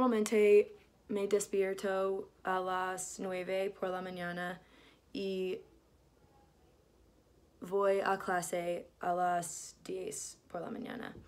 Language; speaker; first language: Spanish; non-native, learner; English